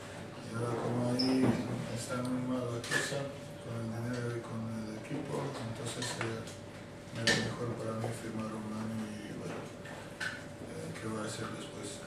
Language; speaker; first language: Spanish; non-native, fluent; Croatian